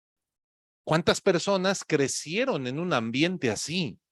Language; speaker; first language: Spanish; native; Spanish